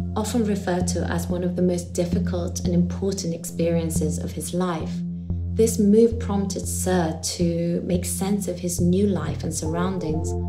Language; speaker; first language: English; native; English